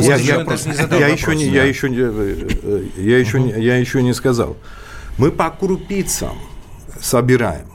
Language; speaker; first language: Russian; non-native, local second language; Georgian